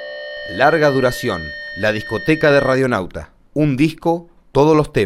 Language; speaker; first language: Spanish; native; Spanish